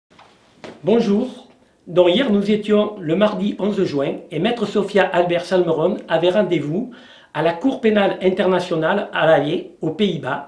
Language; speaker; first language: French; native; French